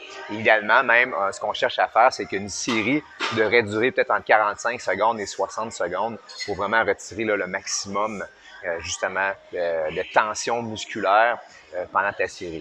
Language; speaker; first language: French; native; French